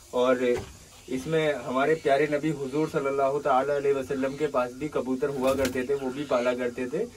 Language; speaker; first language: Hindi; native; Hindi